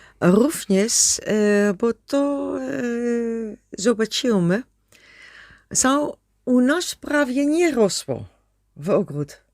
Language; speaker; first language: Polish; non-native, learner; Dutch